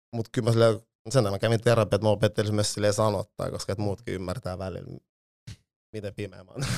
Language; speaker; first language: Finnish; early bilingual, other home language; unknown